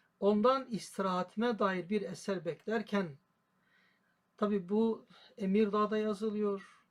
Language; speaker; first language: Turkish; native; Turkish